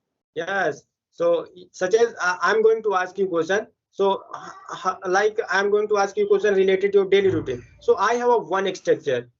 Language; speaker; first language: English; non-native, local second language; Hindi